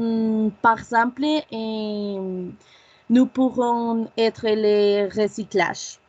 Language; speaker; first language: French; non-native, learner; Spanish